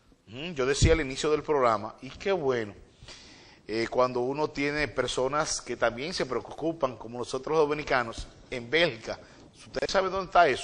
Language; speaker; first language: Spanish; native; Spanish